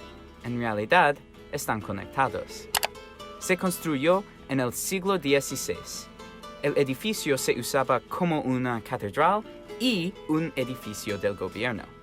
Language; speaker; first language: Spanish; non-native, learner; English